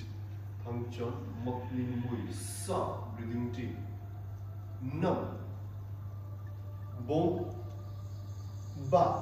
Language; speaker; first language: Vietnamese; non-native, learner; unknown